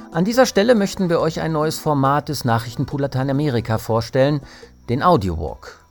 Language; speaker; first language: German; native; German